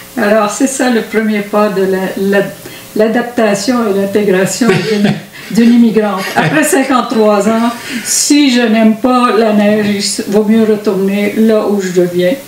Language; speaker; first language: French; non-native, fluent; Arabic